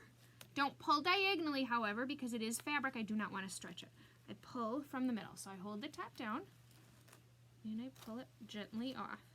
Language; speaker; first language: English; native; English